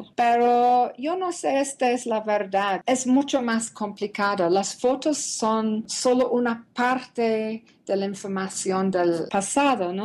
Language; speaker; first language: Spanish; non-native, learner; English